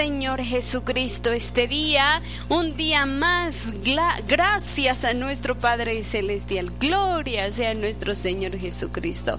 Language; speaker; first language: Spanish; native; Spanish